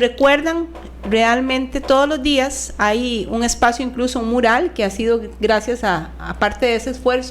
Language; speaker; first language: Spanish; native; Spanish